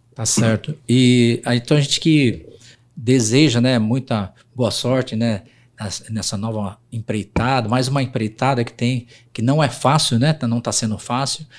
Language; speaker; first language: Portuguese; native; Portuguese